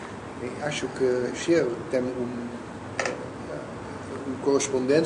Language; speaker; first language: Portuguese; non-native, learner; Dutch